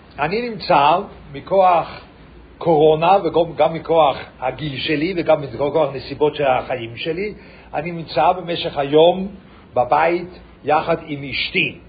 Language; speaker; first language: Hebrew; non-native, fluent; English